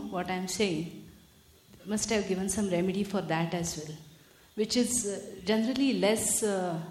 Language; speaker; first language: English; non-native, local second language; Marathi